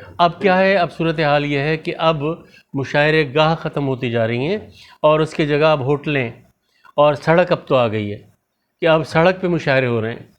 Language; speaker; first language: Urdu; native; Urdu